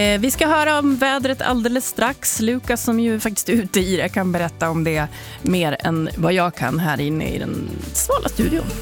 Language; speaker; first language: Swedish; native; Swedish